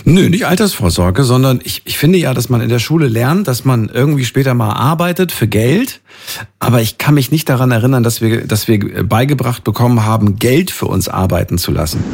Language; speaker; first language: German; native; German